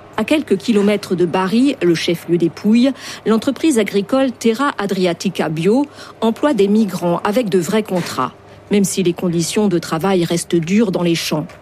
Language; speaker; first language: French; native; French